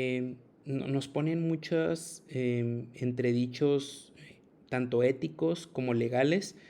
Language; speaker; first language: Spanish; native; Spanish